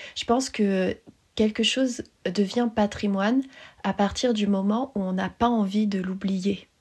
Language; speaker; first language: French; native; French